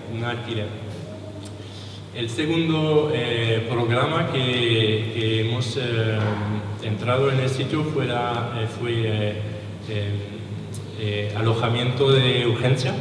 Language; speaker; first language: Spanish; non-native, learner; French